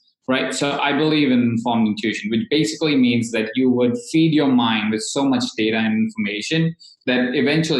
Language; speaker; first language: English; non-native, local second language; Hindi